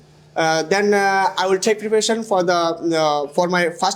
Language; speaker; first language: English; non-native, learner; Bangla